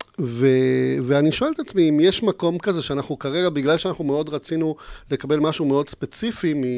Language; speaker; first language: Hebrew; native; Hebrew